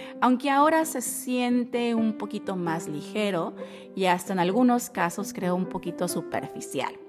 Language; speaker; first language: Spanish; native; Spanish